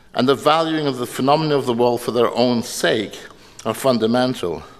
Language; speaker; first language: English; native; English